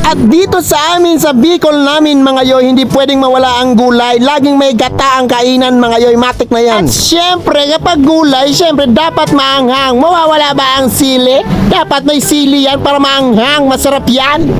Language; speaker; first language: Filipino; non-native, local second language; Bikol